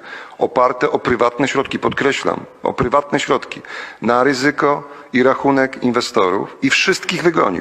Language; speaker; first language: Polish; native; Polish